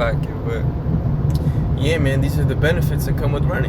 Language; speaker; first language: English; native; English